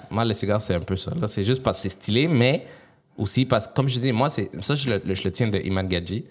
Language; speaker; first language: French; early bilingual, other home language; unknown